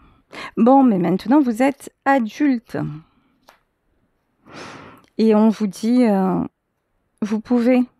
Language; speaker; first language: French; native; French